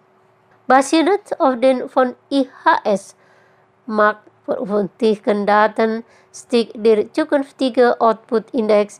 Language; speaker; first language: German; non-native, fluent; Indonesian